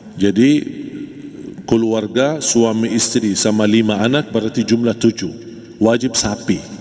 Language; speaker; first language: Malay; non-native, fluent; Arabic